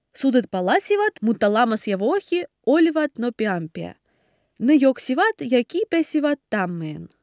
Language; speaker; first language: Finnish; non-native, learner; Ukrainian